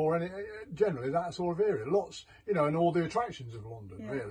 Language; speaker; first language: English; native; English